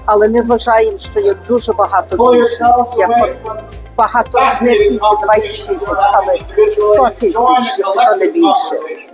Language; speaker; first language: Ukrainian; early bilingual, heritage; Ukrainian